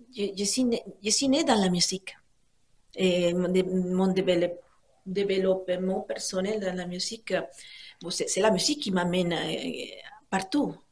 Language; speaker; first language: French; non-native, fluent; Spanish